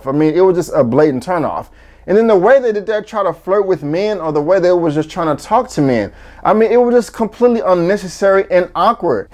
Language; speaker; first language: English; native; English